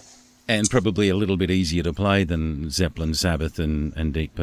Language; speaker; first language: English; native; English